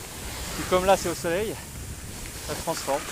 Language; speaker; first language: French; native; French